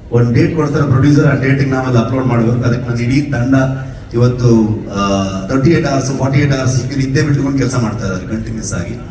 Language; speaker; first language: Kannada; native; Kannada